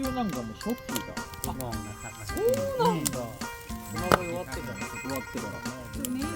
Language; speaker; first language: Japanese; non-native, learner; Lao